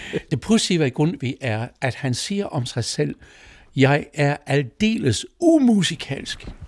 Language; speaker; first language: Danish; non-native, fluent; English